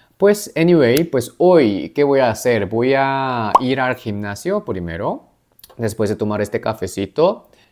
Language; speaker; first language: Spanish; non-native, fluent; Korean